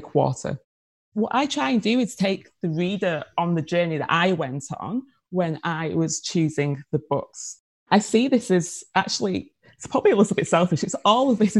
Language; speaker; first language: English; native; English